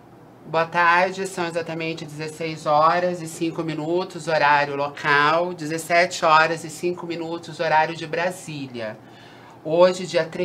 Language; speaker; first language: Portuguese; native; Portuguese